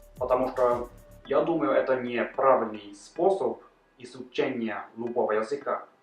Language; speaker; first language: Russian; non-native, fluent; Norwegian